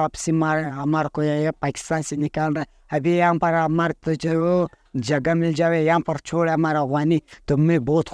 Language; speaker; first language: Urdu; early bilingual, other home language; Pashto